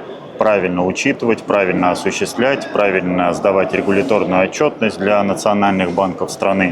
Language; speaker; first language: Russian; native; Russian